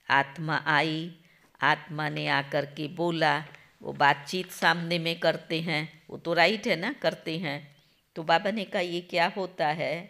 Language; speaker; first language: Hindi; non-native, local second language; Gujarati